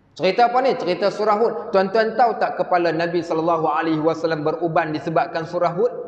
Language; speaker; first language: Malay; native; Malay